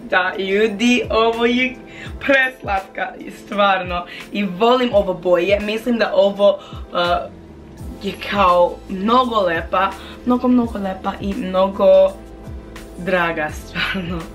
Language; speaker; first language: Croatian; non-native, learner; English